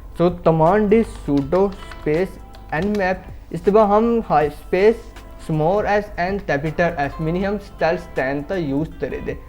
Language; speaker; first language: Urdu; non-native, local second language; Punjabi